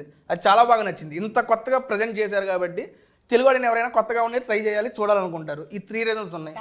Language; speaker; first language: Telugu; native; Telugu